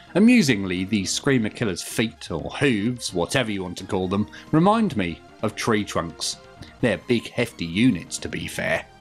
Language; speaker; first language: English; native; English